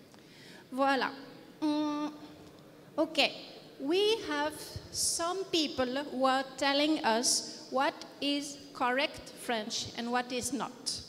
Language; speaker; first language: English; non-native, fluent; French